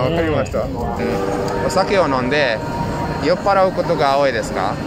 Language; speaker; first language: Japanese; non-native, learner; English